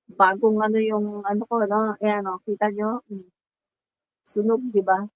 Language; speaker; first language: Filipino; non-native, local second language; Cebuano